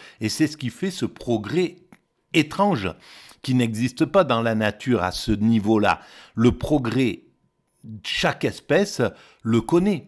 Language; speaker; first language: French; native; French